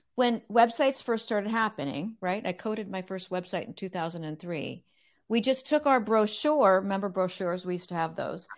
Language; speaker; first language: English; native; English